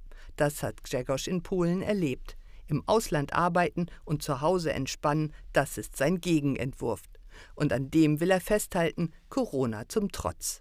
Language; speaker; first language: German; native; German